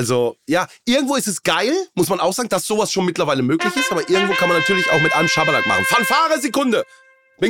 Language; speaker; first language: German; native; German